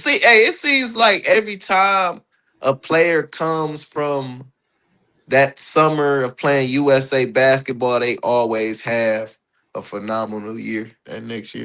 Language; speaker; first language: English; native; English